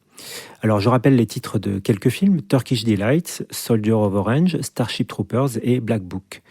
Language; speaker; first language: French; native; French